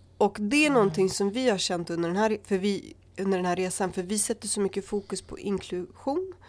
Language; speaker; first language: Swedish; early bilingual, other home language; Kurdish